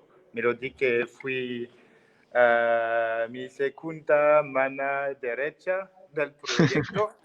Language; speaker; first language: Spanish; non-native, learner; French